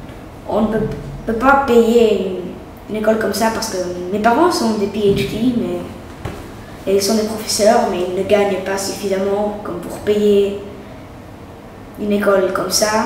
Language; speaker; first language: French; non-native, fluent; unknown